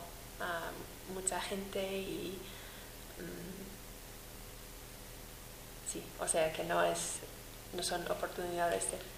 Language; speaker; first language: Spanish; non-native, fluent; English